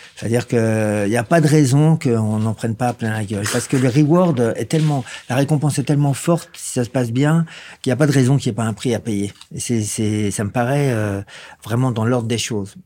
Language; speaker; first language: French; native; French